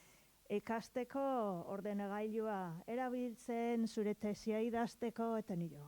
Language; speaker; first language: Basque; non-native, learner; English